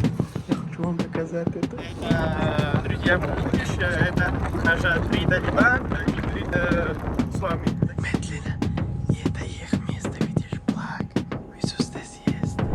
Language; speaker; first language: Russian; non-native, learner; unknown